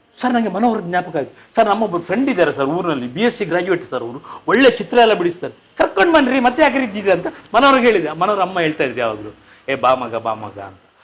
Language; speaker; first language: Kannada; non-native, local second language; Tulu